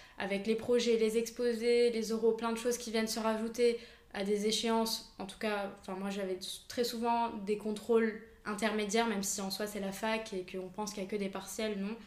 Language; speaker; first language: French; native; French